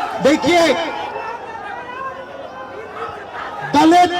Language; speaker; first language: Hindi; native; Hindi